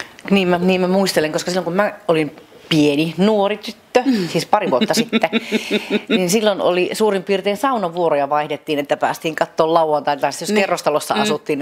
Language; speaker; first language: Finnish; native; Finnish